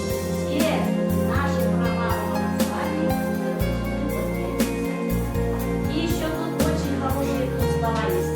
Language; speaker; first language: Russian; non-native, local second language; Yakut